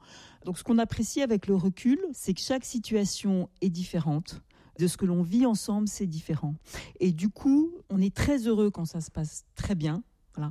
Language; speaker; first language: French; native; French